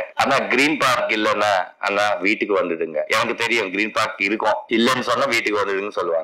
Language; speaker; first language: Tamil; non-native, learner; Telugu